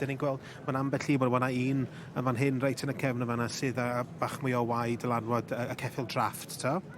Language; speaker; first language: Welsh; native; Welsh